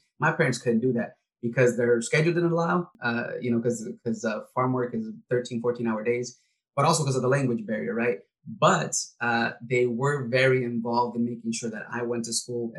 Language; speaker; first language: English; early bilingual, other home language; Spanish